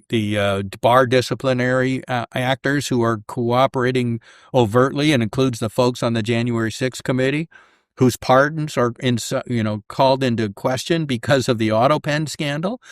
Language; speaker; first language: English; native; English